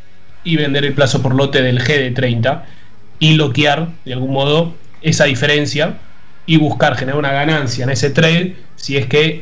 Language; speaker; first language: Spanish; native; Spanish